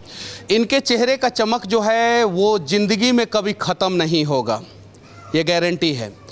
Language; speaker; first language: Hindi; native; Hindi